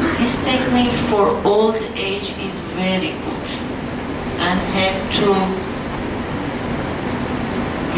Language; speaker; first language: English; non-native, learner; Persian